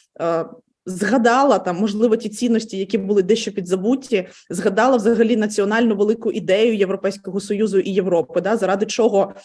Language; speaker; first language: Ukrainian; native; Ukrainian